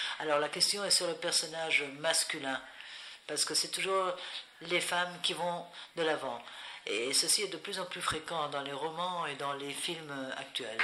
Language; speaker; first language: French; non-native, fluent; Spanish